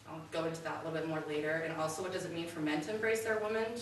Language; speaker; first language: English; native; English